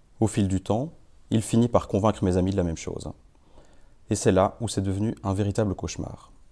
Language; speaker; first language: French; native; French